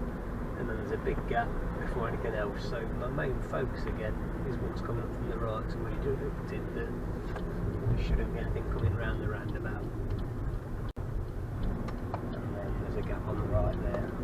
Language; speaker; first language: English; native; English